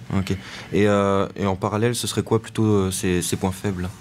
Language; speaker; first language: French; native; French